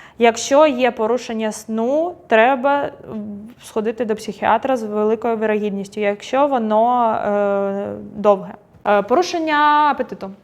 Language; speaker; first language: Ukrainian; non-native, local second language; Russian